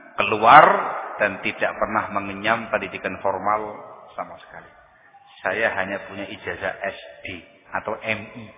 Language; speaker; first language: Indonesian; non-native, local second language; Javanese